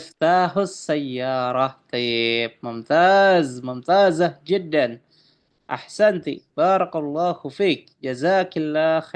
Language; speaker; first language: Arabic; non-native, fluent; Indonesian